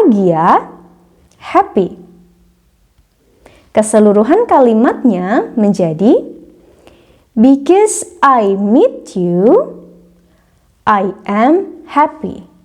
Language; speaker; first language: English; non-native, learner; Indonesian